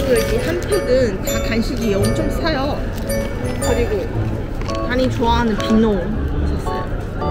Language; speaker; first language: Korean; non-native, fluent; Chinese